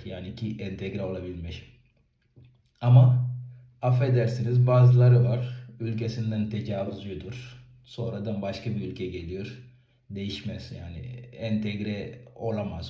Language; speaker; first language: Turkish; non-native, fluent; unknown